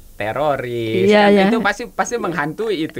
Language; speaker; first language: Indonesian; native; Indonesian